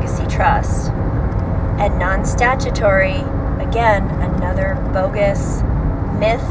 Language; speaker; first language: English; native; English